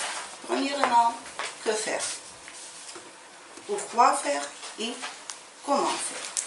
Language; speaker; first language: French; non-native, fluent; Ukrainian